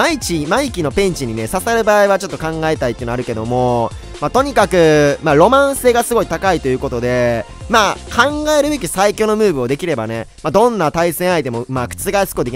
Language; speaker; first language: Japanese; native; Japanese